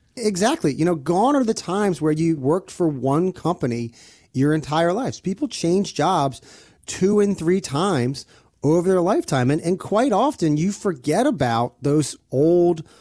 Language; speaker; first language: English; native; English